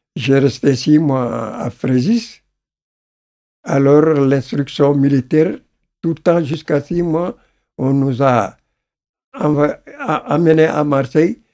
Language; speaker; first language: French; non-native, local second language; Wolof